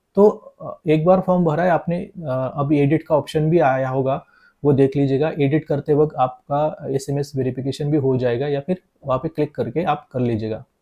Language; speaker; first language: Hindi; non-native, local second language; Marathi